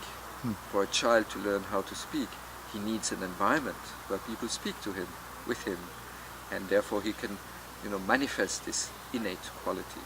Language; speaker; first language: English; non-native, fluent; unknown